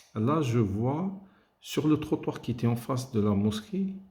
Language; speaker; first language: French; non-native, local second language; Arabic